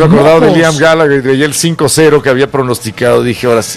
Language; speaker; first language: Spanish; native; Spanish